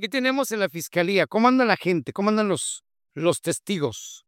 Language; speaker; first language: Spanish; native; Spanish